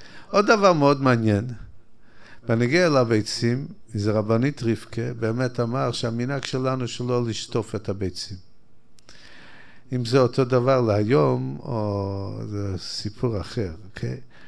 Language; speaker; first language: Hebrew; non-native, fluent; English